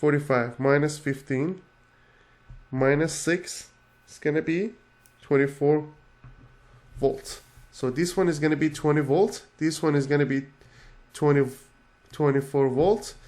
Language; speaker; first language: English; non-native, fluent; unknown